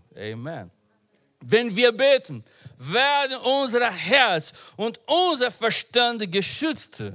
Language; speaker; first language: German; non-native, learner; Portuguese